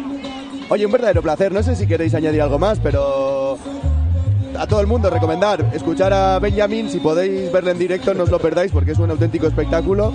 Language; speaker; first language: Spanish; native; Spanish